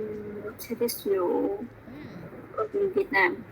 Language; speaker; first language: English; non-native, learner; Vietnamese